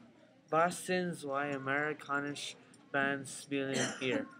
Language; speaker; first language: German; non-native, learner; English